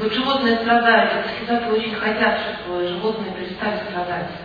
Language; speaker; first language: Russian; native; Russian